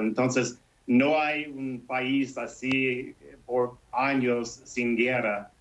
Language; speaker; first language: Spanish; non-native, fluent; English